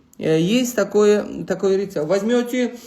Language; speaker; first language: Russian; non-native, local second language; Uzbek